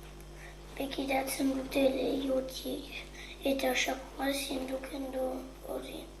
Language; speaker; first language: Basque; non-native, local second language; French